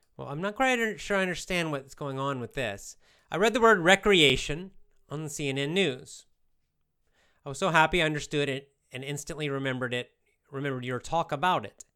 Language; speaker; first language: English; native; English